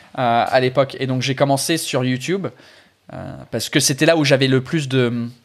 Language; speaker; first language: French; non-native, fluent; English